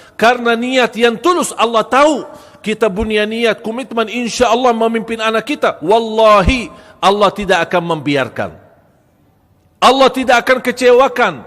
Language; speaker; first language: Malay; non-native, fluent; Arabic